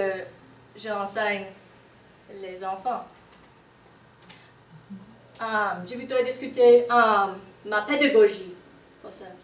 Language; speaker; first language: French; non-native, learner; English